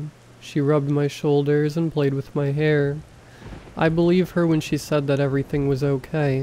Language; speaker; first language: English; native; English